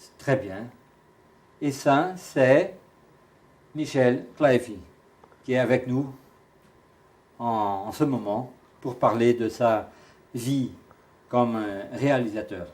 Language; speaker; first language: French; non-native, fluent; Portuguese